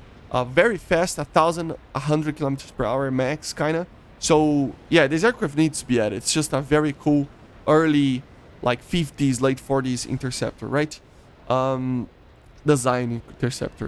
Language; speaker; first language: English; non-native, fluent; Portuguese